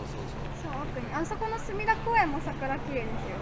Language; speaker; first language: Japanese; native; Japanese